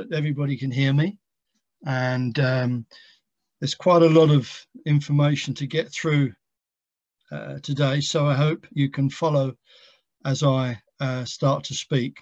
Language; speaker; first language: English; native; English